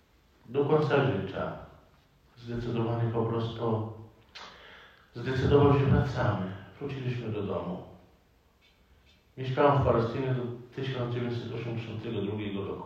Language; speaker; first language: Polish; non-native, fluent; Arabic